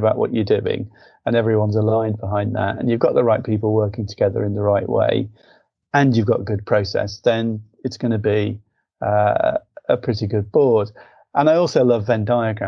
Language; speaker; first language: English; native; English